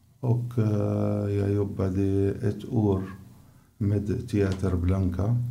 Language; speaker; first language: Swedish; non-native, learner; Arabic